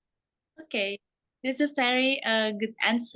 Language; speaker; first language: English; non-native, learner; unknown